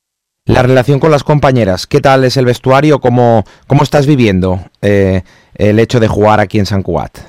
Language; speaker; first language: Spanish; native; Spanish